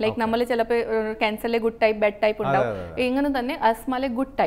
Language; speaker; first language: Malayalam; non-native, fluent; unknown